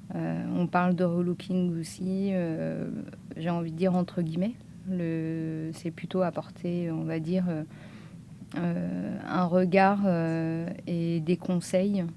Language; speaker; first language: French; native; French